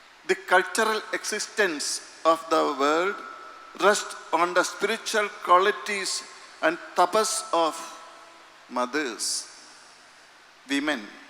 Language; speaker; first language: English; non-native, local second language; Malayalam